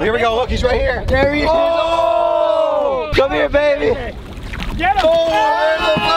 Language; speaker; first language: English; native; English